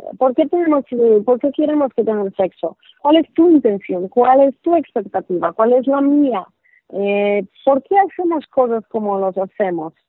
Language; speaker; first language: Spanish; non-native, fluent; Polish